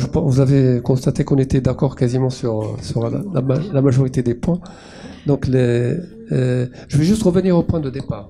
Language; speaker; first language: French; non-native, local second language; Arabic